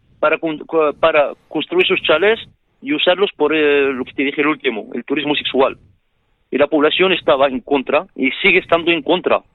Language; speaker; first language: Spanish; non-native, fluent; Riffian